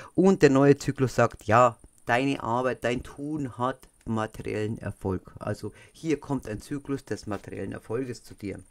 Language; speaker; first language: German; native; German